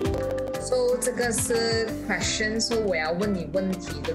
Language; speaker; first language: Chinese; non-native, learner; English